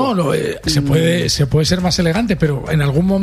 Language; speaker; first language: Spanish; native; Spanish